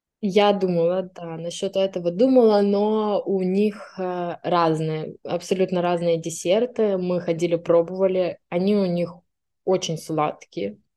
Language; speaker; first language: Russian; native; Russian